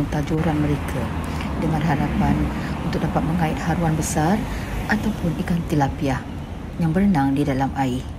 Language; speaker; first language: Malay; native; Malay